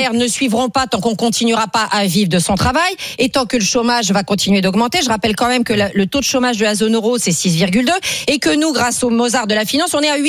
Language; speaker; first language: French; native; French